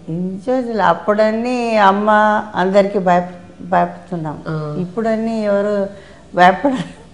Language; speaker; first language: Telugu; non-native, local second language; Tamil